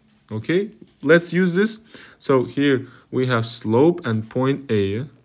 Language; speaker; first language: English; non-native, fluent; Kazakh